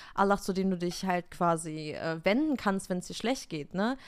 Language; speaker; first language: German; native; German